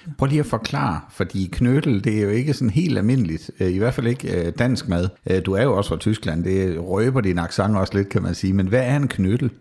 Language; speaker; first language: Danish; native; Danish